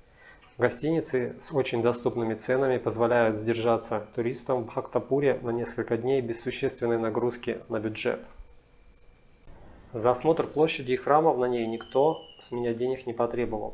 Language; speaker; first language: Russian; native; Russian